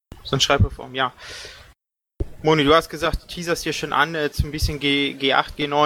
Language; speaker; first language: German; native; German